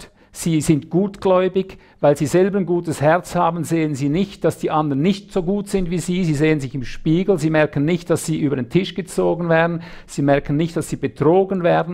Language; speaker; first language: German; native; German